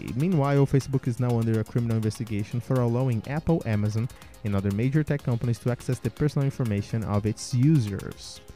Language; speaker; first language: English; non-native, fluent; Portuguese